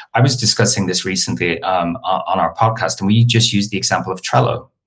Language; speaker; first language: English; native; English